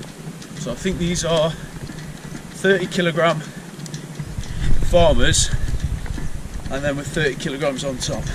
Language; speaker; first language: English; native; English